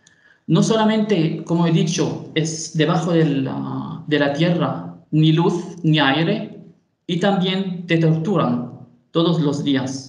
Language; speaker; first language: Spanish; non-native, fluent; Arabic